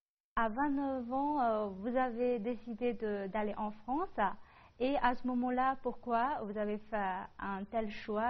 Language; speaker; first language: French; non-native, fluent; Chinese